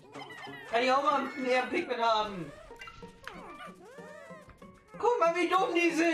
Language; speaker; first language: German; native; German